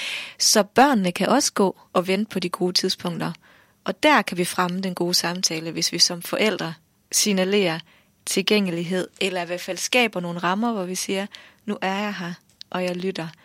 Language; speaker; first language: Danish; native; Danish